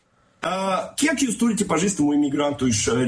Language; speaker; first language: Lithuanian; non-native, local second language; Russian